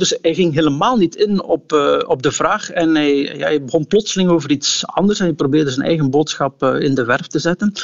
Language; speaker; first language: Dutch; native; Dutch